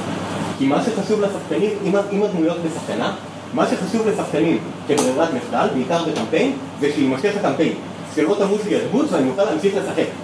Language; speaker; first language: Hebrew; native; Hebrew